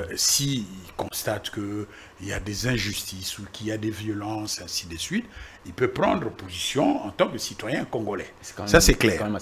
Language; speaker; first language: French; non-native, local second language; Lingala